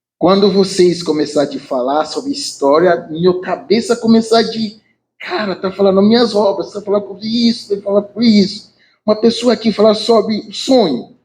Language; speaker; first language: Portuguese; non-native, learner; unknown